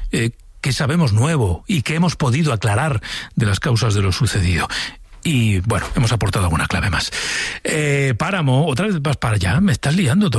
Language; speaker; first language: Spanish; native; Spanish